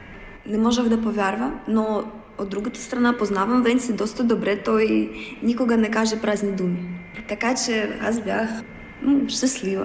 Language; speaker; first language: Bulgarian; non-native, learner; Russian